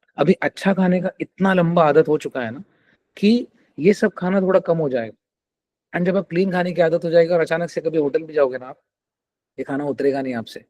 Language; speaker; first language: Hindi; non-native, local second language; Telugu